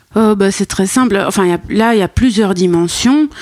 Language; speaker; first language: French; native; French